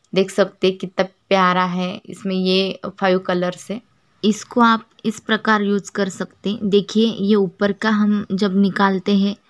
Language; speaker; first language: Hindi; non-native, local second language; Marathi